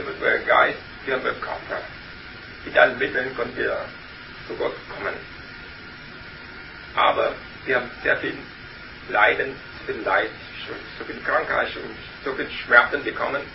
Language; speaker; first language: German; non-native, learner; Vietnamese